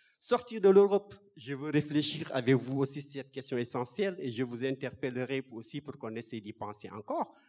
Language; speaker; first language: French; non-native, local second language; Wolof